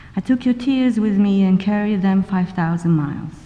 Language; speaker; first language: English; non-native, fluent; Romanian